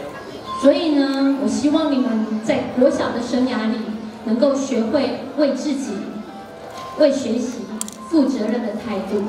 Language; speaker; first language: Chinese; native; Chinese